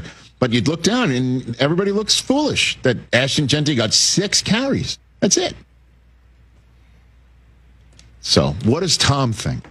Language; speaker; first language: English; native; English